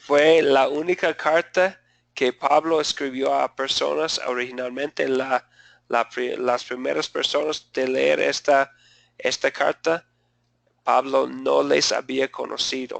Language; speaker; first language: Spanish; non-native, fluent; English